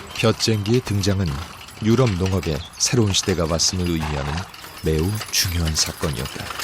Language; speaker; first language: Korean; native; Korean